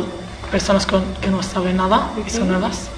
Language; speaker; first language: Spanish; early bilingual, heritage; English